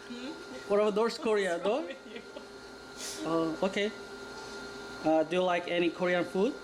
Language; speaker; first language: English; non-native, learner; Korean